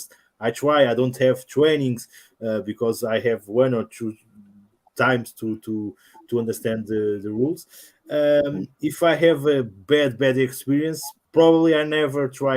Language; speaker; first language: English; non-native, learner; Portuguese